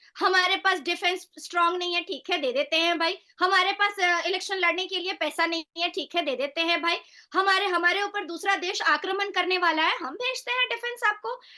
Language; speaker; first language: Hindi; native; Hindi